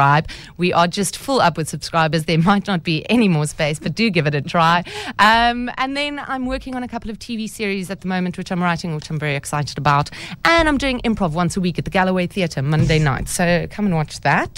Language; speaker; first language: English; native; English